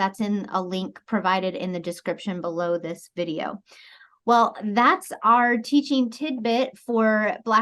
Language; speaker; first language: English; native; English